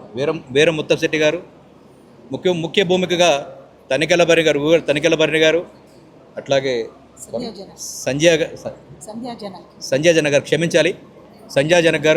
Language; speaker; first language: Telugu; native; Telugu